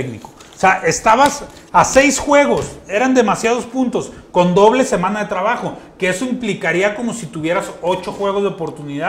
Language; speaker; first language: Spanish; native; Spanish